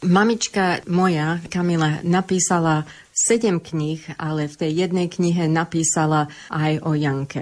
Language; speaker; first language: Slovak; early bilingual, heritage; Slovak